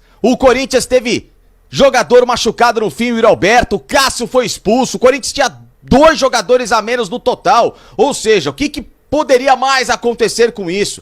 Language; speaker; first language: Portuguese; native; Portuguese